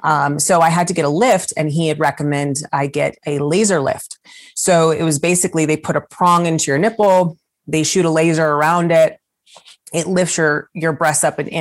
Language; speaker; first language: English; native; English